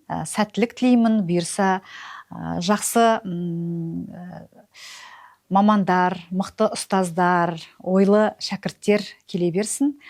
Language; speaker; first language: Kazakh; native; Kazakh